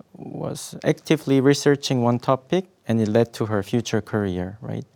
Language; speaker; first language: English; non-native, fluent; Korean